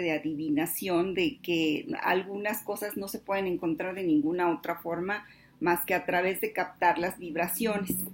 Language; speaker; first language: Spanish; native; Spanish